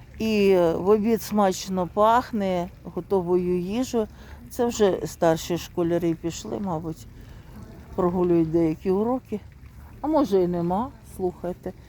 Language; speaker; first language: Ukrainian; native; Ukrainian